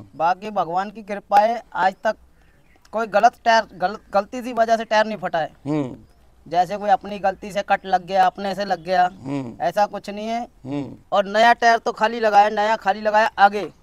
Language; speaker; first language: Hindi; native; Hindi